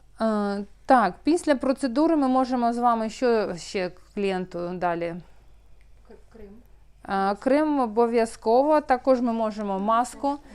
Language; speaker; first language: Ukrainian; non-native, local second language; Russian